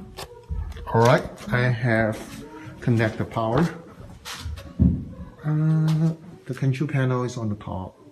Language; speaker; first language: English; non-native, learner; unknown